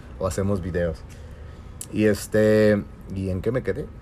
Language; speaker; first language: Spanish; native; Spanish